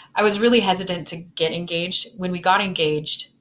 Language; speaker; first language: English; native; English